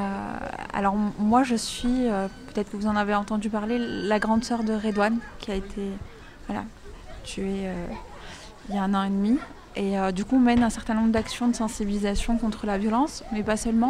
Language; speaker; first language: French; native; French